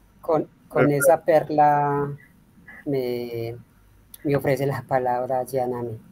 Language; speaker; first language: Spanish; native; Spanish